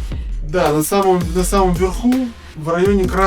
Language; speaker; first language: Russian; native; Russian